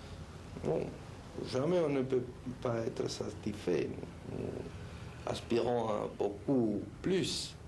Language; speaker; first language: French; non-native, fluent; Spanish